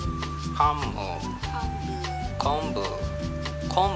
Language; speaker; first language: Japanese; native; Japanese